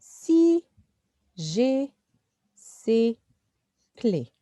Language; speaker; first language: French; non-native, fluent; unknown